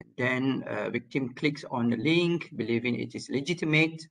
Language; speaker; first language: English; non-native, local second language; Malay